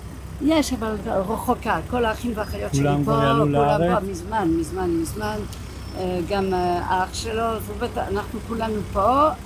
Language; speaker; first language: Hebrew; non-native, fluent; French